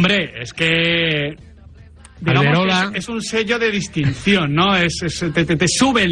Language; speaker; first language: Spanish; native; Spanish